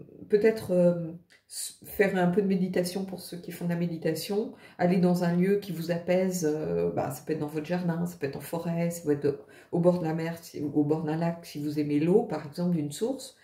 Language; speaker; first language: French; native; French